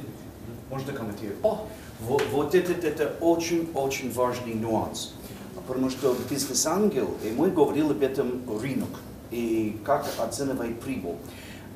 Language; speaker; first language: Russian; non-native, learner; English